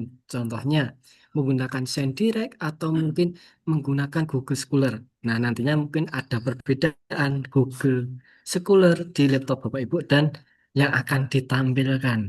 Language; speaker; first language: Indonesian; native; Indonesian